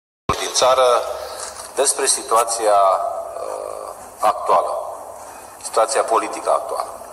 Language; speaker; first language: Romanian; native; Romanian